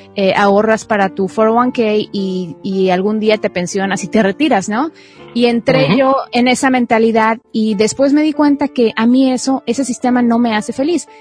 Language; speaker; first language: Spanish; native; Spanish